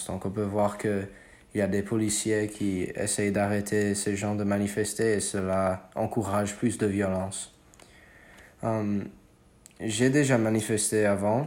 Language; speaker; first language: French; non-native, fluent; English